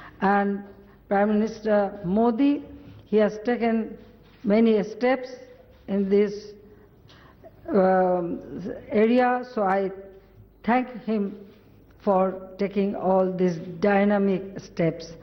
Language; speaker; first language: English; non-native, local second language; Bangla